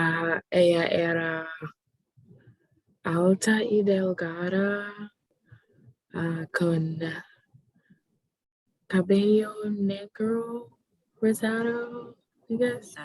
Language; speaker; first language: Spanish; non-native, learner; English